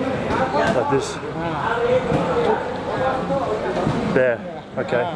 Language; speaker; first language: English; native; English